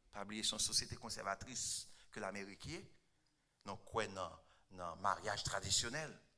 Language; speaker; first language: French; non-native, local second language; Haitian Creole